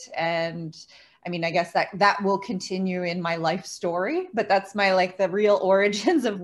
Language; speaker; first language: English; native; English